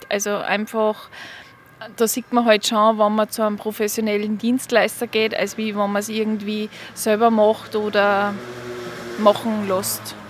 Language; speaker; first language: German; native; German